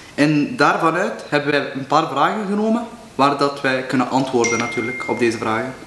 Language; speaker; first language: Dutch; non-native, local second language; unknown